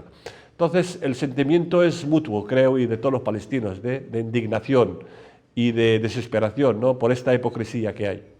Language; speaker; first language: Spanish; non-native, fluent; Arabic